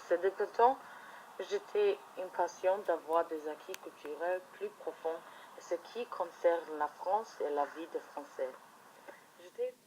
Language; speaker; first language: French; non-native, fluent; German